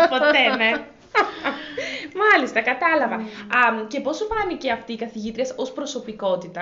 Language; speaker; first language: Greek; native; Greek